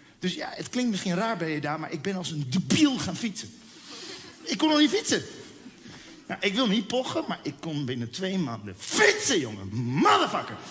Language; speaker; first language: Dutch; early bilingual, other home language; Spanish